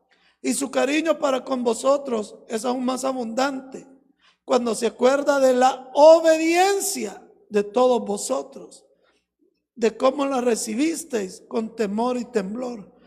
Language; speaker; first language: Spanish; native; Spanish